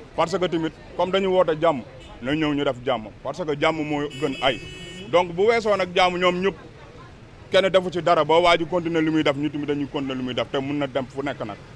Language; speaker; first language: Wolof; native; Wolof